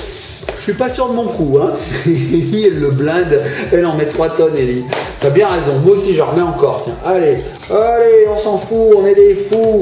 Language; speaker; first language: French; native; French